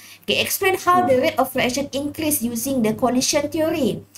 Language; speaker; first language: English; non-native, local second language; Malay